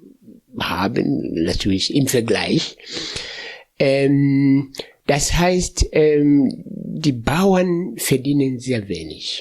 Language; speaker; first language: German; non-native, fluent; Swahili